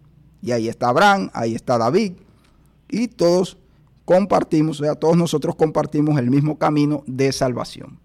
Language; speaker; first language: Spanish; native; Spanish